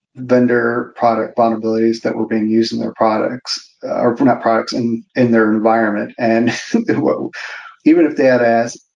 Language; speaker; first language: English; native; English